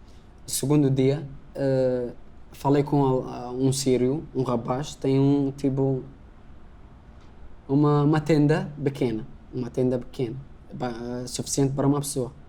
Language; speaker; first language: Portuguese; non-native, learner; Arabic